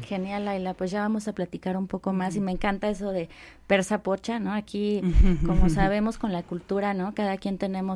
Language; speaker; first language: Spanish; native; Spanish